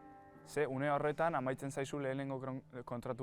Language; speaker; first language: Basque; native; Basque